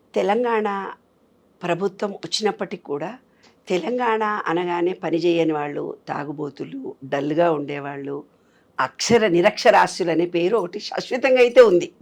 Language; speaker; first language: Telugu; native; Telugu